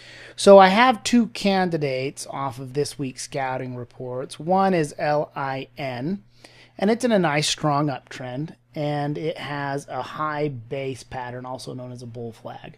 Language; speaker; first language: English; native; English